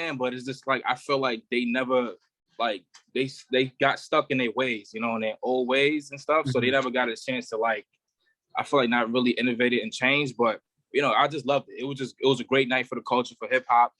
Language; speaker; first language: English; native; English